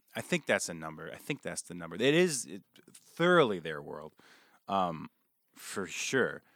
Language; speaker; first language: English; native; English